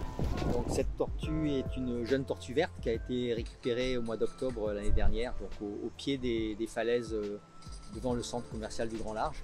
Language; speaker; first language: French; native; French